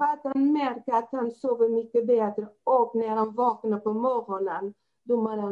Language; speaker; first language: Swedish; non-native, fluent; Portuguese